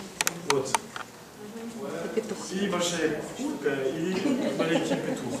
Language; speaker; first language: Russian; non-native, learner; French